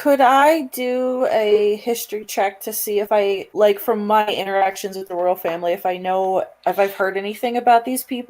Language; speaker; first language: English; native; English